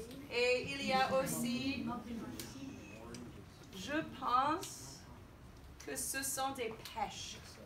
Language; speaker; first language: French; non-native, fluent; English